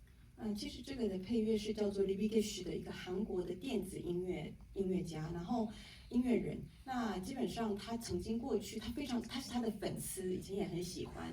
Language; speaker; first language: Chinese; native; Chinese